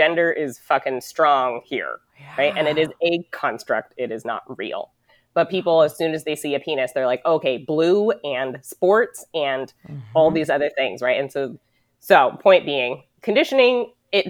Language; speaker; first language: English; native; English